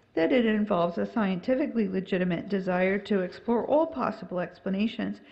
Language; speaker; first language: English; native; English